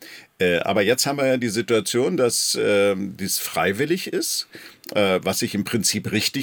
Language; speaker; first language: German; native; German